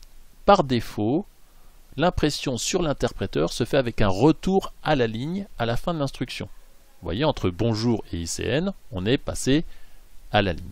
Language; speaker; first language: French; native; French